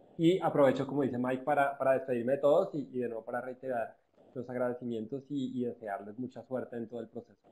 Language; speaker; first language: Spanish; native; Spanish